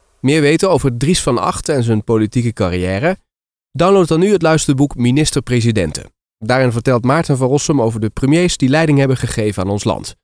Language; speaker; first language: Dutch; native; Dutch